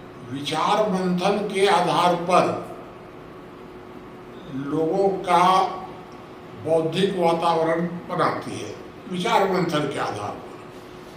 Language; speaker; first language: Hindi; native; Hindi